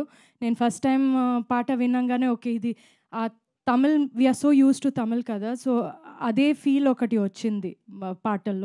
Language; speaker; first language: Telugu; non-native, local second language; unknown